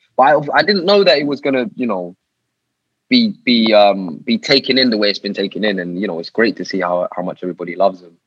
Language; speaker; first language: English; native; English